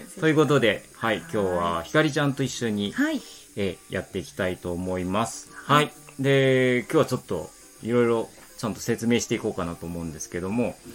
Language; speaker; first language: Japanese; native; Japanese